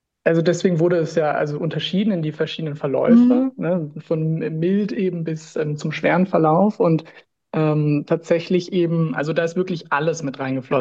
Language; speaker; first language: German; native; German